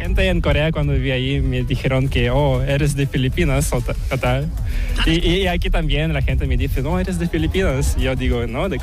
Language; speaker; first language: Spanish; non-native, learner; Korean